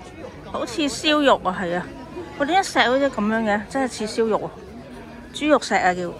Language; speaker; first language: Chinese; native; Chinese